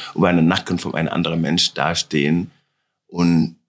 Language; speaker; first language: German; non-native, learner; Wolof